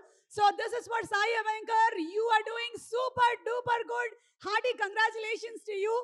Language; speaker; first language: Telugu; native; Telugu